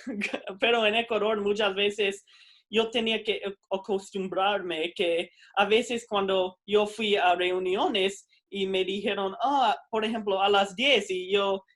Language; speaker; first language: Spanish; non-native, fluent; English